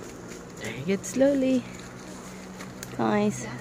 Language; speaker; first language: English; non-native, learner; Filipino